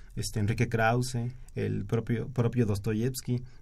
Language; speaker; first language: Spanish; native; Spanish